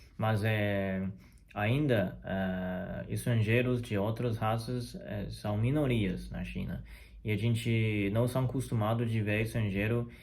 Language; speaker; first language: Portuguese; non-native, fluent; Chinese